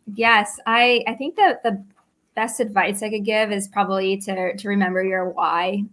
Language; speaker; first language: English; native; English